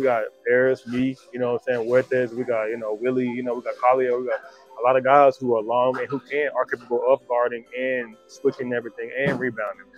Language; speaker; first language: English; native; English